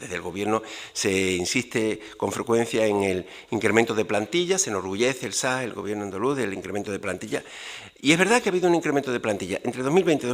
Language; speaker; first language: Spanish; native; Spanish